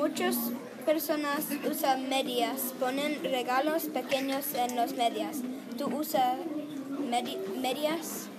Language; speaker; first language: Spanish; non-native, learner; English